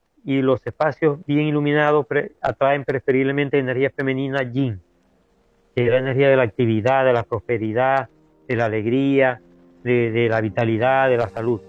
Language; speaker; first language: Spanish; native; Spanish